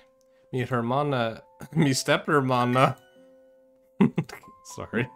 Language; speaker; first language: Spanish; non-native, learner; English